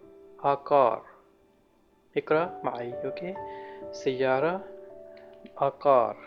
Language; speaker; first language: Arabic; non-native, learner; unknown